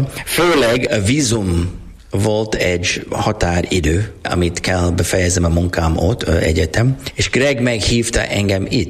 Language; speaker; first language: Hungarian; non-native, learner; English